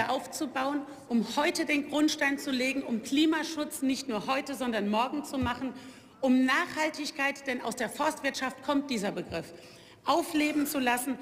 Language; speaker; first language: German; native; German